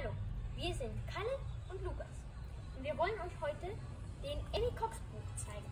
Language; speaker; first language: German; early bilingual, heritage; German